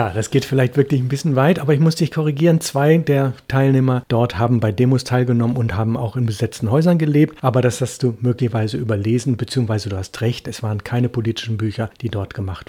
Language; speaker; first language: German; native; German